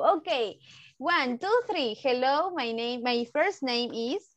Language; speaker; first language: English; non-native, fluent; Spanish